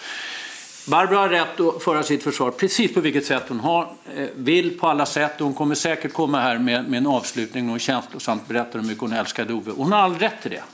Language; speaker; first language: Swedish; native; Swedish